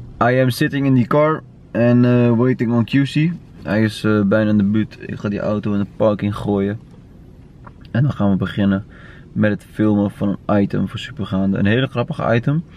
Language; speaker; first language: Dutch; early bilingual, other home language; Turkish